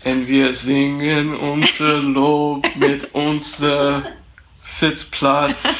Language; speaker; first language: German; non-native, fluent; English